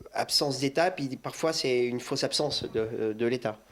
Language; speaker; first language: French; native; French